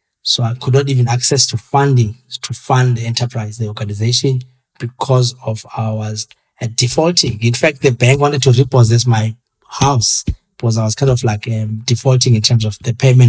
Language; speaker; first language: English; non-native, local second language; Xhosa